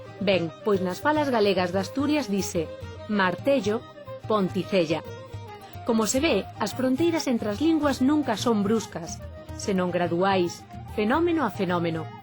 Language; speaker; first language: Galician; native; Galician